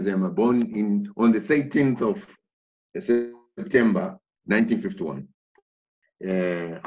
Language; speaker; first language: English; non-native, local second language; Shona